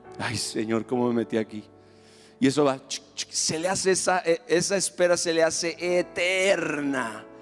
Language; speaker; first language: Spanish; native; Spanish